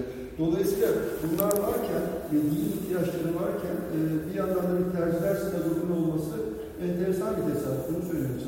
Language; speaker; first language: Turkish; native; Turkish